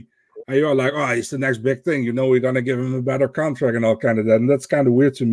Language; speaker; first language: English; non-native, fluent; Dutch